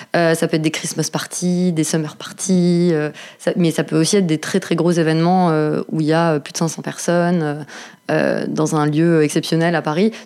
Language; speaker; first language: French; native; French